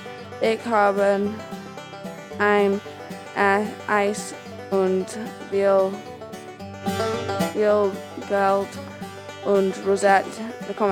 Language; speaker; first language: German; non-native, learner; English